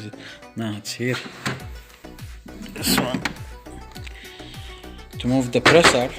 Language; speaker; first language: English; non-native, fluent; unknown